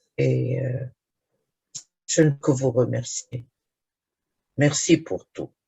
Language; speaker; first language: French; non-native, fluent; Arabic